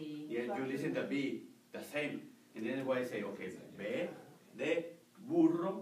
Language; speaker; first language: English; non-native, learner; Spanish